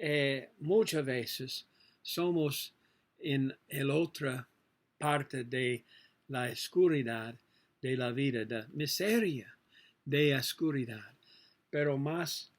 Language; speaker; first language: Spanish; non-native, learner; English